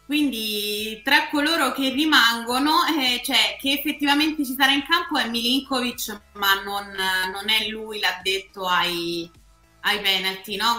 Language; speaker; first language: Italian; native; Italian